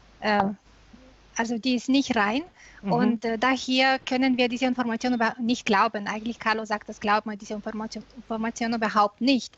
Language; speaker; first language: German; non-native, fluent; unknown